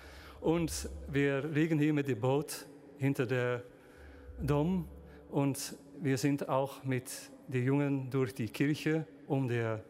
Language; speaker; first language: German; non-native, learner; Dutch